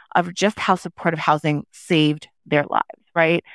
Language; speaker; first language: English; early bilingual, other home language; Haitian Creole